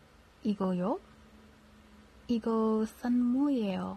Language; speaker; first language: Korean; non-native, learner; English